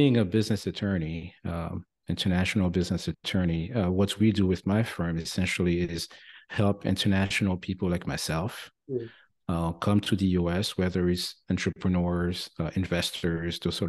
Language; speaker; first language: English; non-native, fluent; French